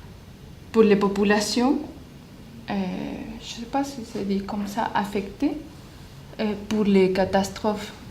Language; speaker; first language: French; non-native, learner; Spanish